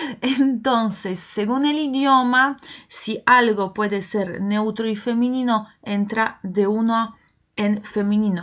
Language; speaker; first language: Spanish; non-native, fluent; Polish